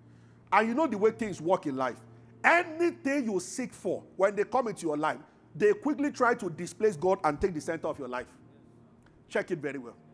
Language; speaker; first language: English; non-native, local second language; Yoruba